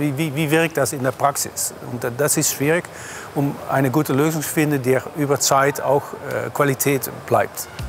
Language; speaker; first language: German; non-native, fluent; Dutch